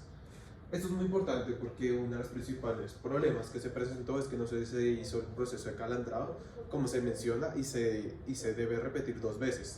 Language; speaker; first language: Spanish; native; Spanish